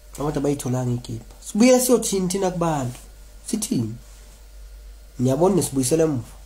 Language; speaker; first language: Zulu; native; Zulu